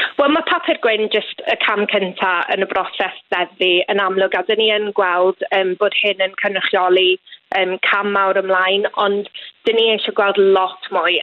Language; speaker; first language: Welsh; native; Welsh